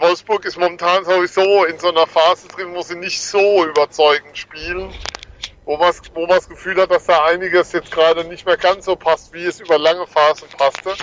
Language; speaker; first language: German; native; German